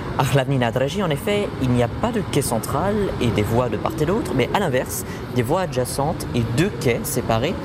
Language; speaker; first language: French; native; French